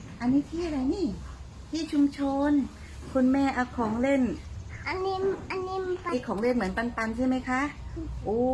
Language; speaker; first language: Thai; native; Thai